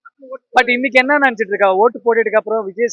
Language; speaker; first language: Tamil; non-native, fluent; Telugu